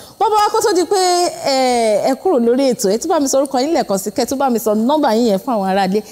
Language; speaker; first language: Yoruba; native; Yoruba